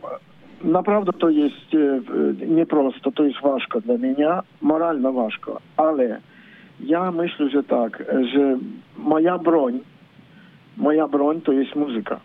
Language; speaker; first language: Polish; non-native, learner; Ukrainian